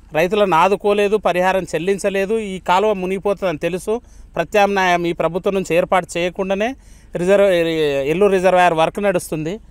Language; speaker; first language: Telugu; native; Telugu